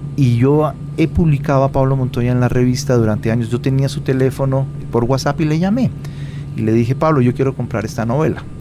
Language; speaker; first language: Spanish; native; Spanish